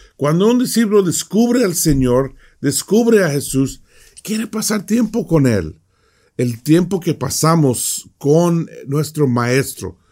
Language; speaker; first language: Spanish; early bilingual, heritage; Spanish